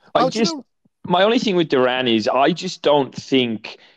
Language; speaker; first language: English; native; English